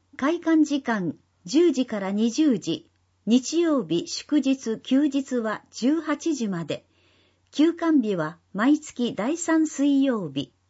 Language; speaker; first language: Japanese; non-native, fluent; Indonesian